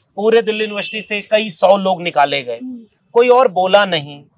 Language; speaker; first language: Hindi; native; Hindi